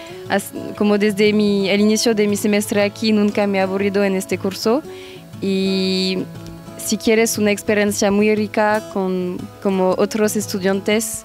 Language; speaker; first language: Spanish; non-native, learner; French